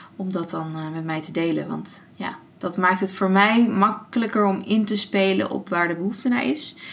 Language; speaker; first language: Dutch; early bilingual, other home language; Armenian